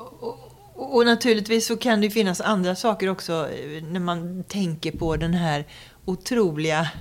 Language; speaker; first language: Swedish; native; Swedish